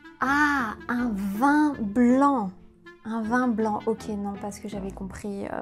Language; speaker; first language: French; native; French